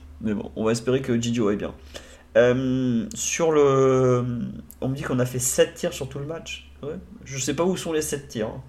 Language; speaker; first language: French; native; French